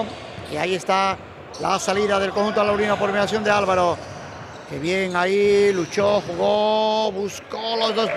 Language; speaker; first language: Spanish; native; Spanish